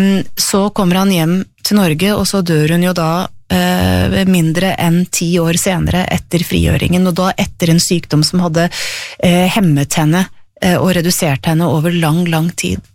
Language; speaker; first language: Norwegian; native; Norwegian